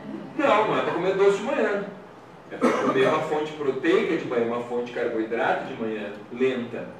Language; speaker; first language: Portuguese; native; Portuguese